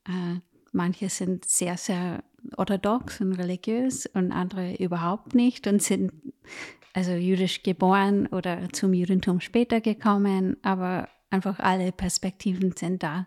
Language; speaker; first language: German; non-native, fluent; English